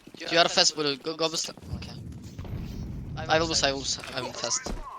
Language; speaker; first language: English; non-native, learner; Turkish